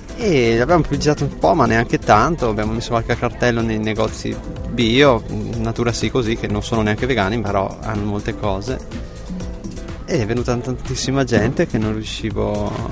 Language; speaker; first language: Italian; native; Italian